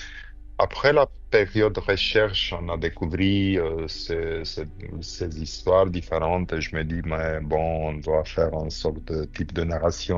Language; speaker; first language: French; non-native, fluent; Romanian